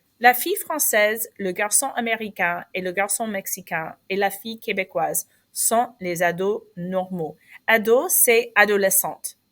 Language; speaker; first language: French; non-native, fluent; English